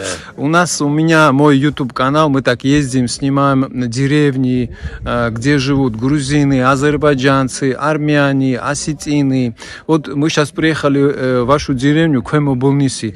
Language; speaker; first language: Russian; non-native, fluent; Georgian